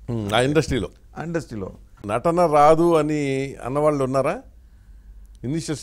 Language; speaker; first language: Telugu; native; Telugu